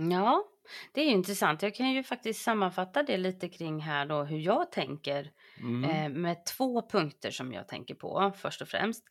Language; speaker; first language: Swedish; native; Swedish